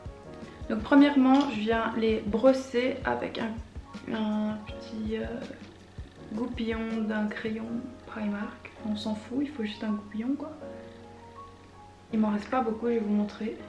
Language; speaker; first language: French; native; French